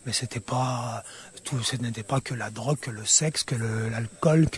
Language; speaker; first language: French; native; French